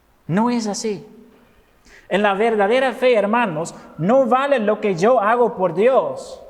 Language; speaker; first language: Spanish; non-native, fluent; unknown